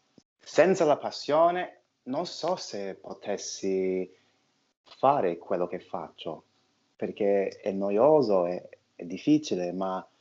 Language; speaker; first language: Italian; non-native, fluent; English